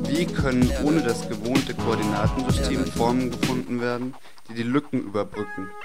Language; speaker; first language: German; native; German